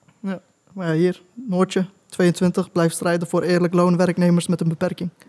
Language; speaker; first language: Dutch; early bilingual, other home language; Turkish